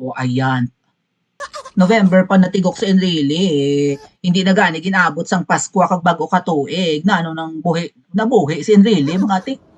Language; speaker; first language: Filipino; non-native, local second language; Cebuano